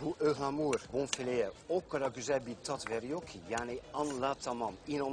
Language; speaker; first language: Turkish; non-native, fluent; Dutch